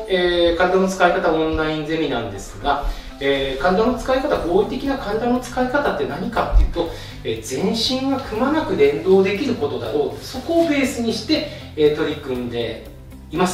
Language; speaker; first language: Japanese; native; Japanese